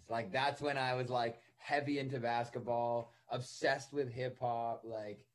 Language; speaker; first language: English; native; English